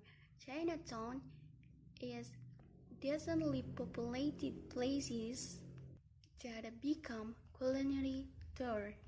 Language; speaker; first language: English; non-native, learner; Indonesian